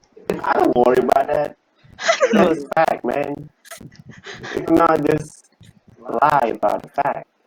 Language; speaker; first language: English; non-native, learner; Indonesian